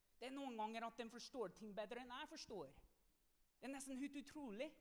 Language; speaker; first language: Norwegian; non-native, fluent; English